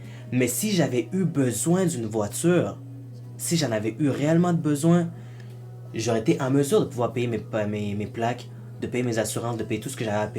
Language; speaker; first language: French; native; French